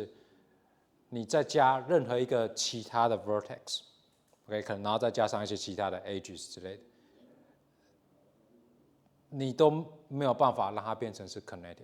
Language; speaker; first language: Chinese; native; Chinese